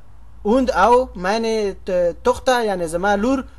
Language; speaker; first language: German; non-native, fluent; Pashto